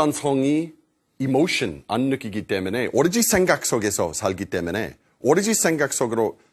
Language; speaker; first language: Korean; non-native, fluent; English